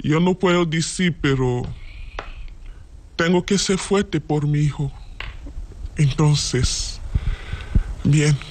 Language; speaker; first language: Spanish; non-native, learner; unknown